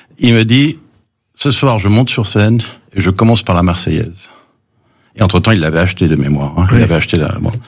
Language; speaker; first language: French; early bilingual, other home language; English